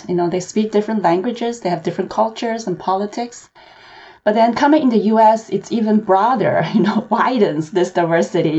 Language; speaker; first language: English; non-native, local second language; Cantonese